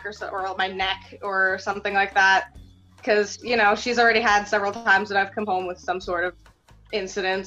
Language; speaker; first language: English; early bilingual, other home language; Russian